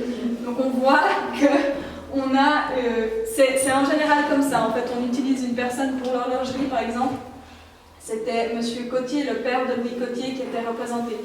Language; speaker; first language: French; native; French